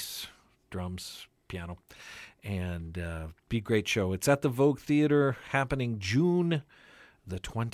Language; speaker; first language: English; non-native, fluent; Ukrainian